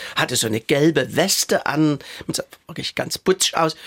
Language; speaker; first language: German; native; German